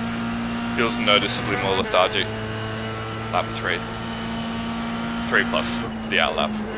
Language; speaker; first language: English; native; English